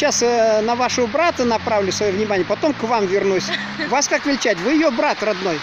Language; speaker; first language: Russian; native; Russian